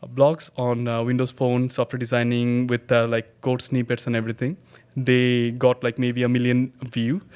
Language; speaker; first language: English; non-native, local second language; Bangla